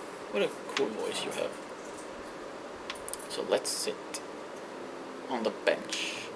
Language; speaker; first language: English; non-native, fluent; Italian